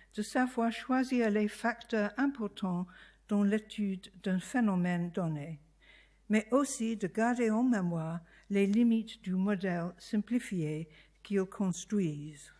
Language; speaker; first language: French; non-native, learner; English